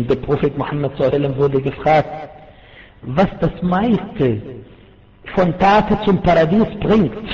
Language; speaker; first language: German; non-native, fluent; Arabic